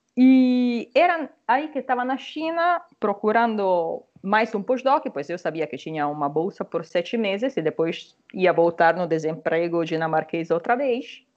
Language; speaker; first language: Portuguese; non-native, fluent; Italian